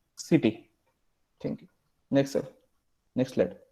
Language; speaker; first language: English; non-native, local second language; Marathi